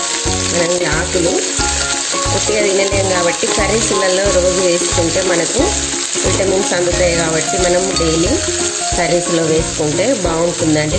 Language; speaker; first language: Telugu; native; Telugu